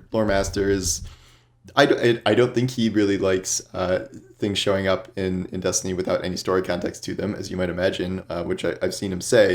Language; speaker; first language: English; native; English